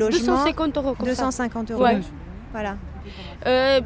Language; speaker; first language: French; non-native, learner; Romanian